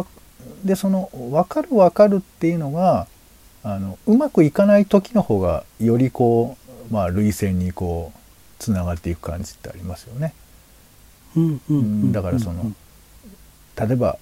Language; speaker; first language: Japanese; native; Japanese